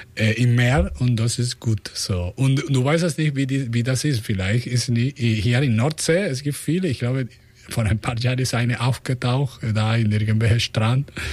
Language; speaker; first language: German; non-native, fluent; Spanish